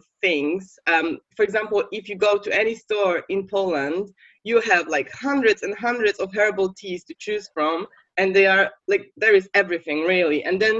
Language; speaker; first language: English; non-native, fluent; Polish